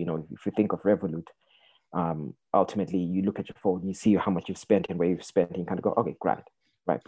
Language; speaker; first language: English; non-native, local second language; Shona